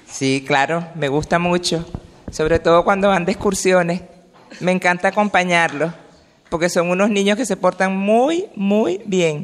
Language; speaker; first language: Spanish; non-native, learner; Italian